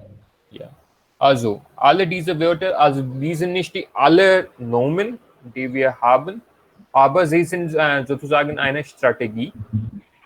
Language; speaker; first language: German; non-native, fluent; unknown